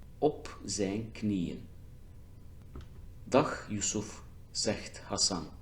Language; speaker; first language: Dutch; non-native, fluent; Turkish